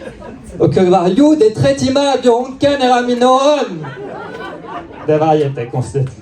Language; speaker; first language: Swedish; non-native, learner; French